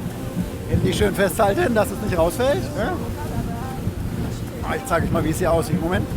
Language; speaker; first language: German; native; German